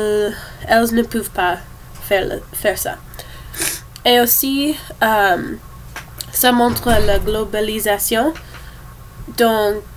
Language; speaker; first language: French; non-native, learner; English